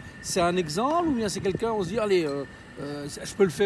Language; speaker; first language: French; native; French